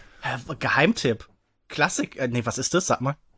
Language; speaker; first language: German; native; German